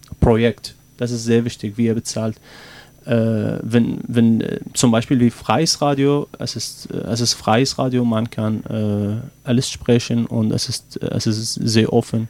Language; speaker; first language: German; non-native, learner; Arabic